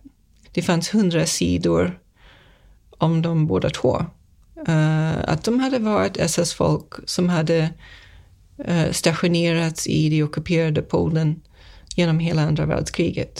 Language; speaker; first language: Swedish; non-native, fluent; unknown